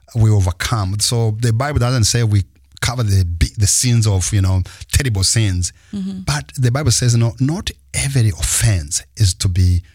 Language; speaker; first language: English; non-native, local second language; Kinyarwanda